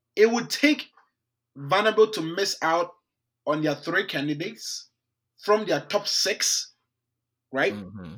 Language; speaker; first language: English; non-native, local second language; Akan